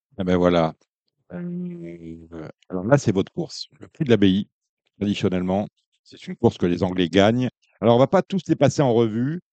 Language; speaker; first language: French; native; French